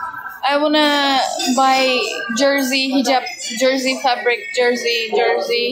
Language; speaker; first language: English; non-native, fluent; Turkish